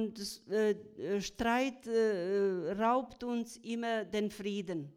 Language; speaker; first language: German; non-native, fluent; Croatian